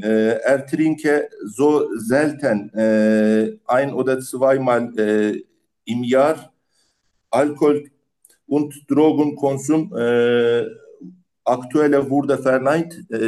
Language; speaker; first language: German; non-native, learner; Turkish